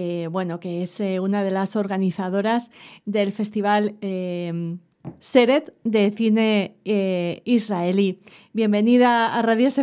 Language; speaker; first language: Spanish; native; Spanish